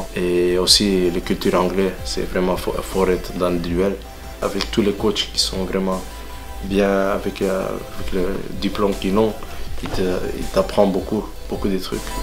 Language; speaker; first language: French; non-native, local second language; Dutch